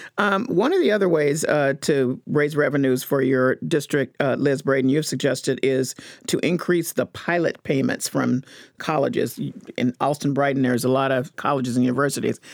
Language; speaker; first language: English; native; English